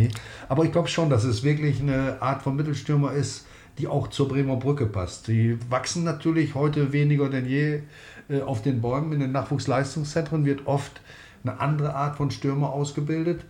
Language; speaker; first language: German; native; German